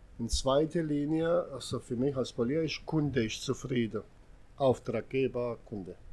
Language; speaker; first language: German; non-native, fluent; Serbian